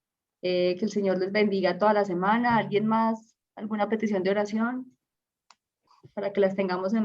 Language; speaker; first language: Spanish; native; Spanish